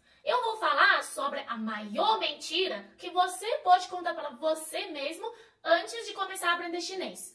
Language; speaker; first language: Portuguese; non-native, fluent; Chinese